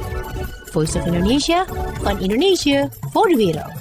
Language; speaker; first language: Dutch; non-native, fluent; Indonesian